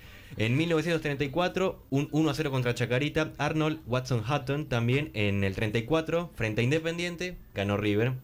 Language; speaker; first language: Spanish; native; Spanish